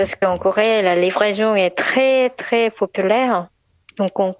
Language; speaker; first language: French; non-native, learner; Korean